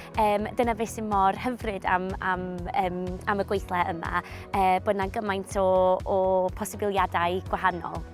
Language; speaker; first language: Welsh; non-native, local second language; English